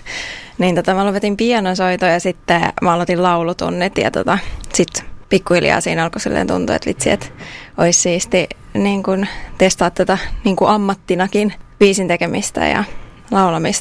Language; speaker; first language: Finnish; native; Finnish